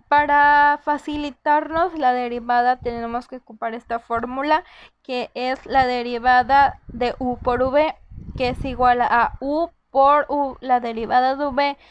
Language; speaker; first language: Spanish; native; Spanish